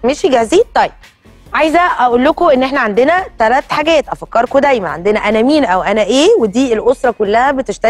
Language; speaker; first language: Arabic; native; Arabic